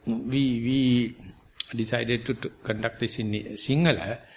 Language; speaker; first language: English; non-native, local second language; Sinhala